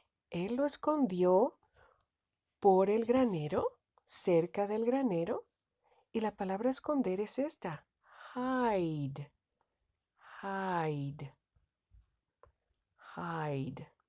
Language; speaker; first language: Spanish; native; Spanish